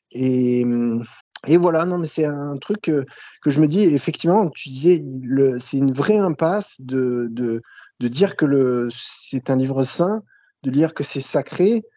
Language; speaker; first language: French; native; French